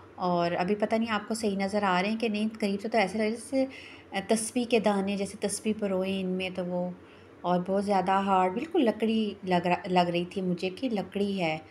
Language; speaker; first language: Urdu; non-native, local second language; Pahari-Potwari